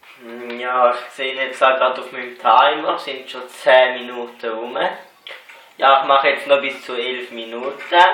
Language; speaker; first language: German; native; German